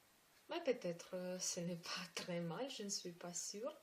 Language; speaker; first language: French; non-native, learner; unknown